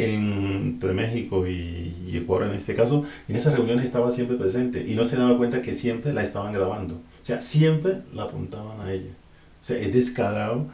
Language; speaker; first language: Spanish; native; Spanish